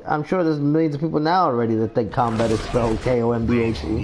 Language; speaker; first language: English; native; English